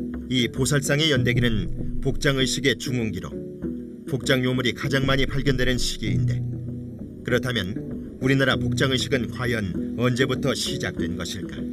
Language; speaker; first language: Korean; native; Korean